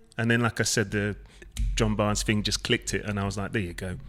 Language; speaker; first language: English; native; English